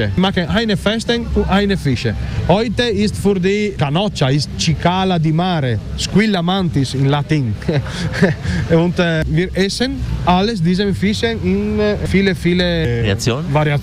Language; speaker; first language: German; non-native, learner; Italian